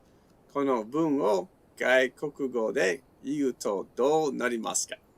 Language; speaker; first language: Japanese; non-native, learner; English